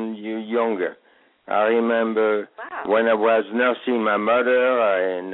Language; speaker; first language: English; non-native, fluent; French